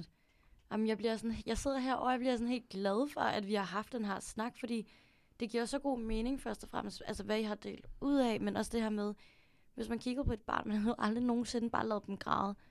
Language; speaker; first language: Danish; early bilingual, other home language; Filipino